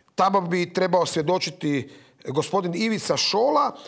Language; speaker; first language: Croatian; native; Croatian